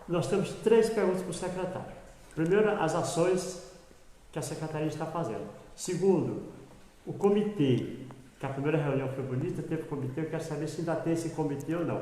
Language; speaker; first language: Portuguese; native; Portuguese